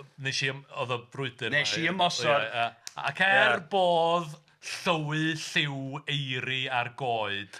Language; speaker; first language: Welsh; native; Welsh